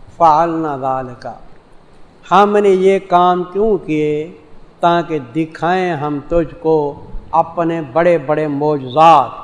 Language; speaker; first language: Urdu; non-native, local second language; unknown